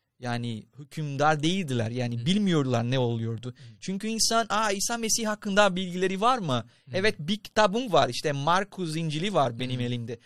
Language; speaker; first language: Turkish; non-native, fluent; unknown